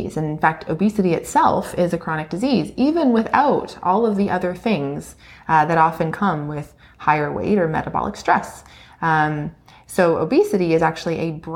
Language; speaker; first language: English; native; English